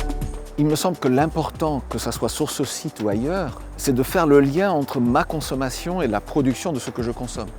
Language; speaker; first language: French; native; French